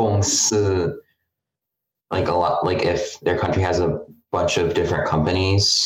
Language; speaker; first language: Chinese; non-native, learner; English